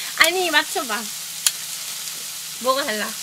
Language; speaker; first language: Korean; non-native, learner; Swedish